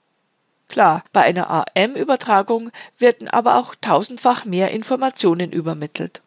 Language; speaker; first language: German; native; German